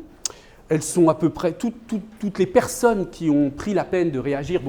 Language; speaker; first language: French; native; French